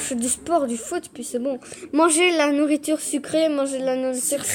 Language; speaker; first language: French; native; French